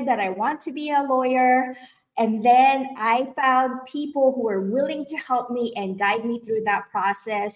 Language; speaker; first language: English; non-native, local second language; Filipino